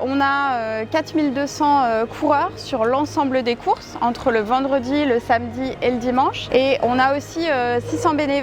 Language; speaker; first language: French; native; French